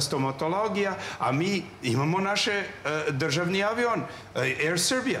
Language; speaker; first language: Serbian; non-native, learner; English